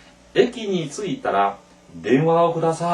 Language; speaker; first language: Japanese; non-native, fluent; Korean